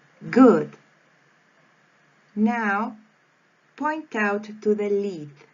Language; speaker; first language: English; non-native, fluent; Spanish